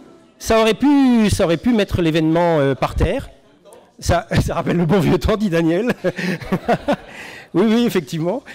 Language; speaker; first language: French; native; French